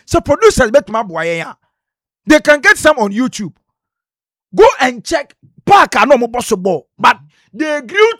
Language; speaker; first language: English; non-native, local second language; Akan